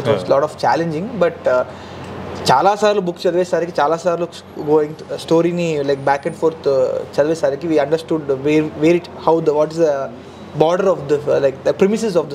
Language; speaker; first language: Telugu; native; Telugu